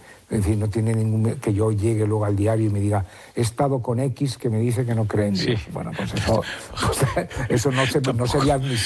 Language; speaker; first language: Spanish; native; Spanish